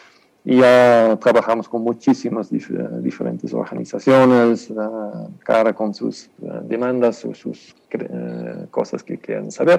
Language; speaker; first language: Spanish; non-native, fluent; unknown